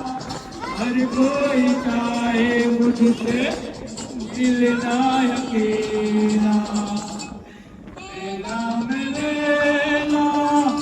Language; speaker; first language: Hindi; non-native, local second language; Gujarati